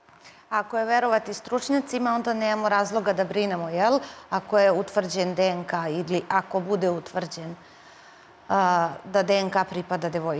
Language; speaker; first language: Serbian; native; Serbian